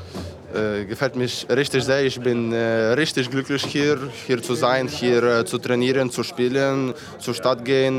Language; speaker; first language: German; non-native, fluent; Ukrainian